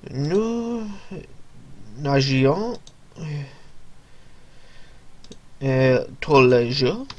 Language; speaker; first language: French; non-native, learner; English